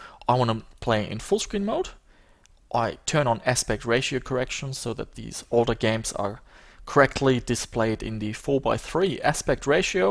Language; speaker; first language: English; native; English